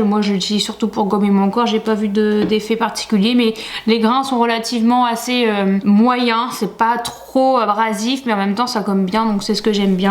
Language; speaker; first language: French; native; French